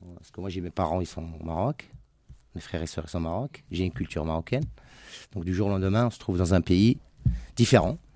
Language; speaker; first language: French; non-native, local second language; Arabic